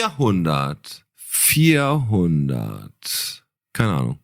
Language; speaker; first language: German; native; German